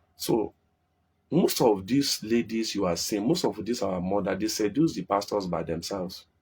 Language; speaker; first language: English; non-native, local second language; Yoruba